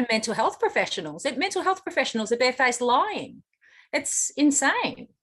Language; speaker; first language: English; native; English